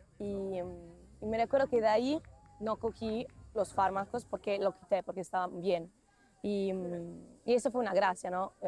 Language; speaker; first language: Spanish; non-native, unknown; Italian